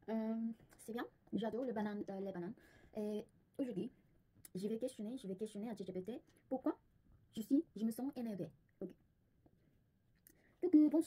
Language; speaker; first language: French; non-native, learner; Korean